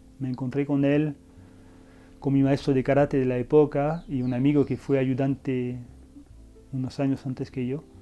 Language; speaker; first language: Spanish; non-native, fluent; French